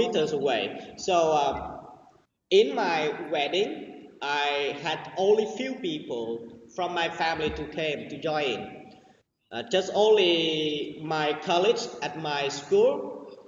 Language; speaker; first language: English; non-native, learner; Vietnamese